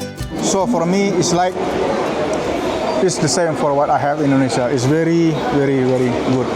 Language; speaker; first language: English; non-native, fluent; Indonesian